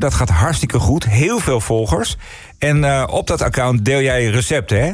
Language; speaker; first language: Dutch; native; Dutch